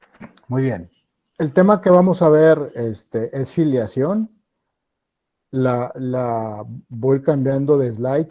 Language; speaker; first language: Spanish; native; Spanish